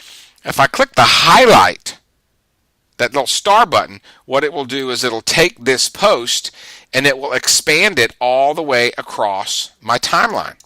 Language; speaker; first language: English; native; English